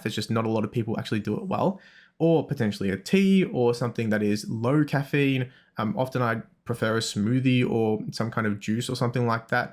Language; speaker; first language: English; native; English